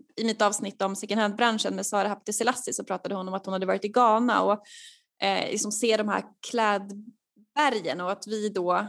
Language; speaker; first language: Swedish; native; Swedish